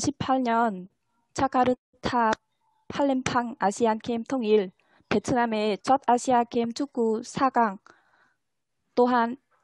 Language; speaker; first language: Korean; non-native, fluent; Vietnamese